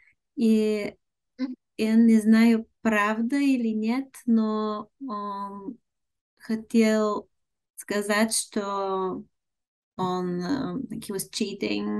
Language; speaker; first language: Russian; non-native, learner; Bulgarian